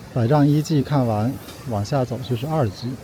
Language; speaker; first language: Chinese; native; Chinese